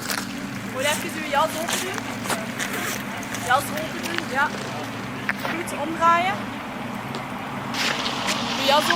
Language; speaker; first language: Dutch; native; Dutch